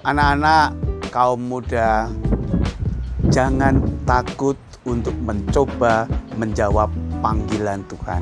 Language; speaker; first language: Indonesian; non-native, local second language; Javanese